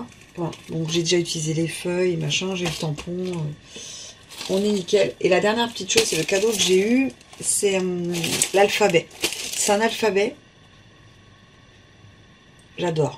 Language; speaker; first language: French; native; French